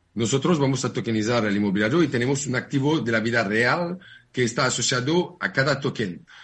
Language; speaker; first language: Spanish; non-native, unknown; French